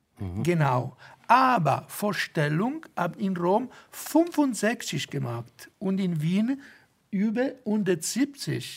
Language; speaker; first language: German; non-native, fluent; Italian